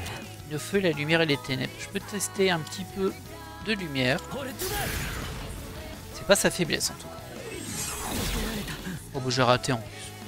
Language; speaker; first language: French; native; French